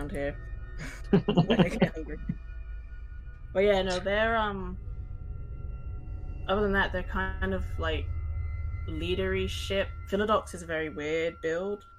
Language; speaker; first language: English; native; English